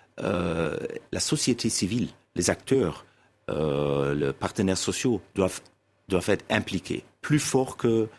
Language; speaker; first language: French; non-native, fluent; German